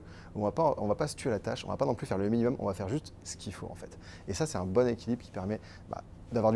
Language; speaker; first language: French; native; French